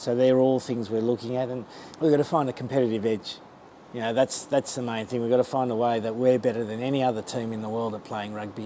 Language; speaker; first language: English; native; English